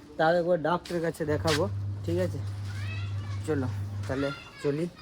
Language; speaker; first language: Bangla; non-native, learner; Hindi